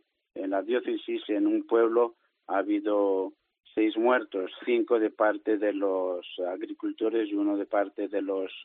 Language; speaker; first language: Spanish; native; Spanish